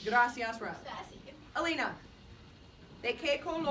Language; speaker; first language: Spanish; non-native, fluent; English